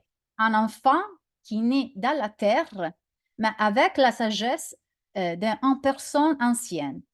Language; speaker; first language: French; non-native, learner; Italian